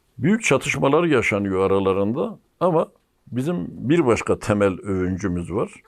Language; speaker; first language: Turkish; native; Turkish